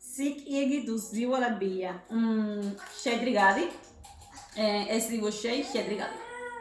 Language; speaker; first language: Latvian; non-native, learner; Spanish